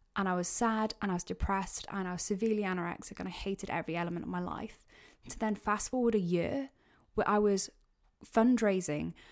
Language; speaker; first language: English; native; English